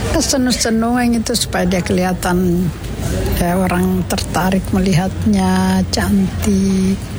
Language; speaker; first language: Indonesian; non-native, local second language; Buginese